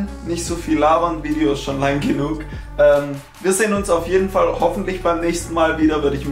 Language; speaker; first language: German; native; German